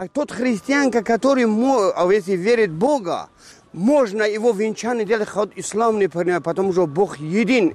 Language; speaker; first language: Russian; non-native, learner; Tajik